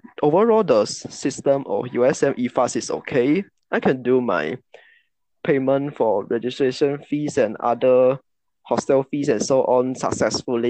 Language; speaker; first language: English; non-native, local second language; Chinese